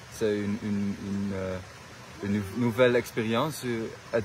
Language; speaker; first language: French; non-native, learner; Dutch